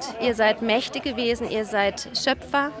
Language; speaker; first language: German; native; German